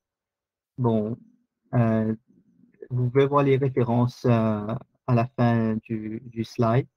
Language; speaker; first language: French; non-native, local second language; Morisyen